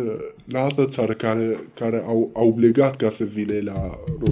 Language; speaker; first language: Romanian; non-native, learner; Arabic